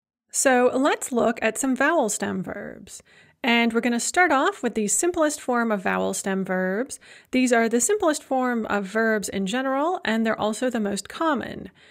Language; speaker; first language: English; native; English